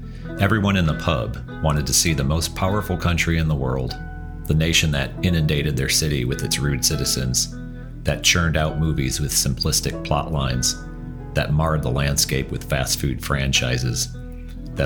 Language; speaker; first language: English; native; English